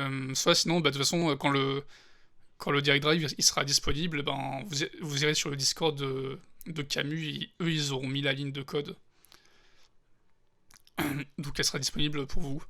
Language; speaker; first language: French; native; French